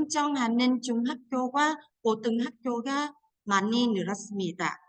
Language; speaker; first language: Korean; non-native, fluent; Vietnamese